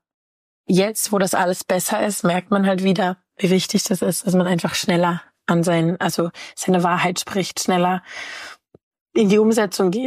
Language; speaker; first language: German; native; German